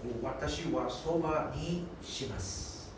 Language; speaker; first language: Japanese; non-native, learner; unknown